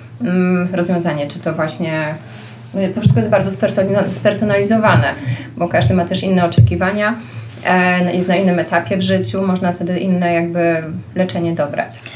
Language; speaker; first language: Polish; native; Polish